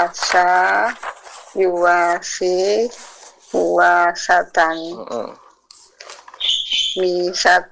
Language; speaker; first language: Arabic; non-native, learner; Indonesian